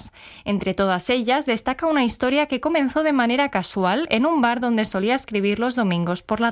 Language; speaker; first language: Spanish; non-native, fluent; Czech